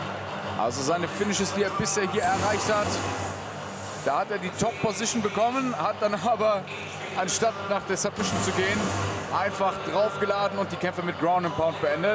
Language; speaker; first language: German; native; German